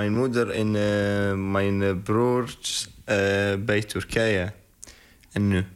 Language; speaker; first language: Dutch; non-native, learner; Arabic